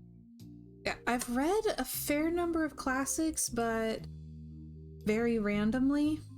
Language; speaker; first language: English; native; English